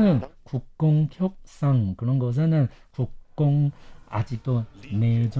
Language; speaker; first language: Korean; non-native, fluent; Chinese